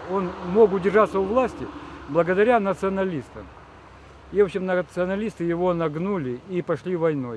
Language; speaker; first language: Russian; native; Russian